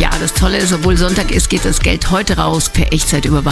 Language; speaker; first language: German; native; German